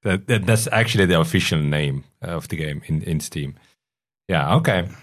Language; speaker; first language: English; non-native, fluent; Estonian